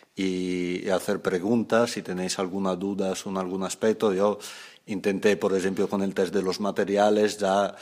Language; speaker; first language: Spanish; non-native, fluent; Italian